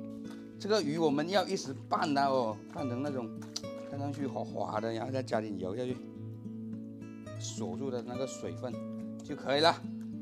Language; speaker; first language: Chinese; native; Chinese